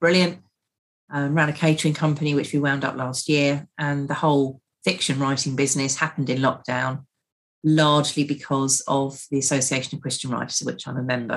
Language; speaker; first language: English; native; English